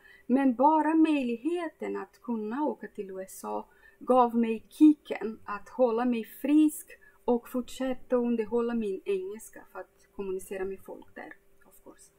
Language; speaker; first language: Swedish; non-native, fluent; Portuguese